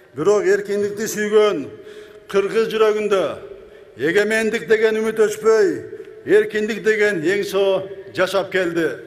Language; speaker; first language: Kyrgyz; native; Kyrgyz